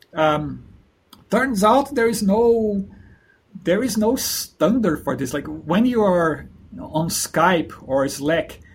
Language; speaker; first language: English; non-native, fluent; Portuguese